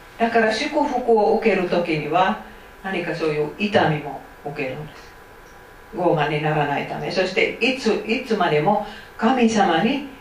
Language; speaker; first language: Japanese; non-native, fluent; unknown